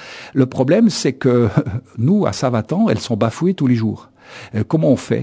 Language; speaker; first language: French; native; French